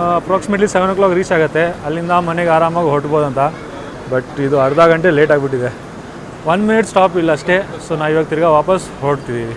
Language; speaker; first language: Kannada; non-native, local second language; Hindi